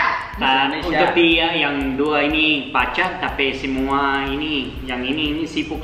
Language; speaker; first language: Indonesian; non-native, learner; German